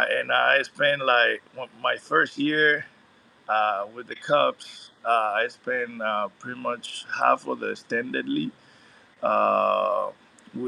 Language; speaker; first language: English; non-native, learner; Spanish